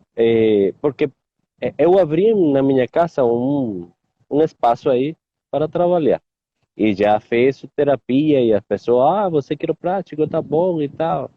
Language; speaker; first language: Portuguese; non-native, learner; Spanish